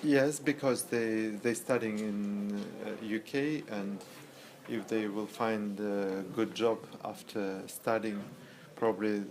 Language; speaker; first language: English; non-native, learner; Russian